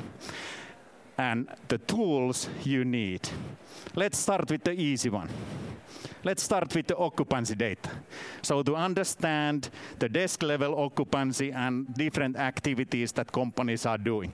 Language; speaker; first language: English; non-native, fluent; Finnish